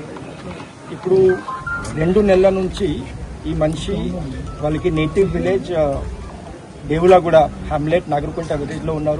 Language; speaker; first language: Telugu; non-native, local second language; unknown